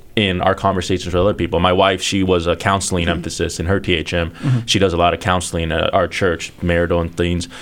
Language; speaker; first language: English; early bilingual, other home language; Chinese